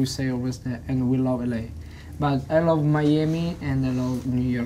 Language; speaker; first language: English; non-native, learner; Italian